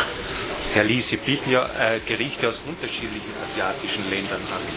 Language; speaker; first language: German; native; German